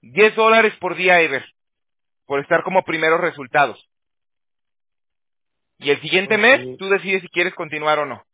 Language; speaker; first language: Spanish; native; Spanish